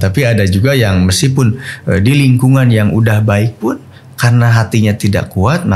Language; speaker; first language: Indonesian; native; Indonesian